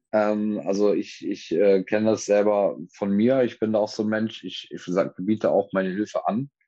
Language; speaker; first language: German; native; German